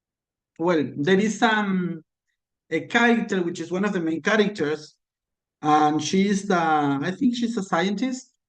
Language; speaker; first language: English; non-native, fluent; Spanish